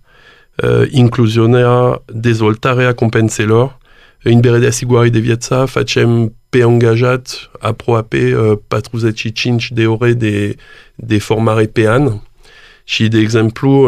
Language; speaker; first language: Romanian; non-native, learner; French